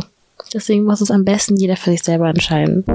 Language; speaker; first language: German; native; German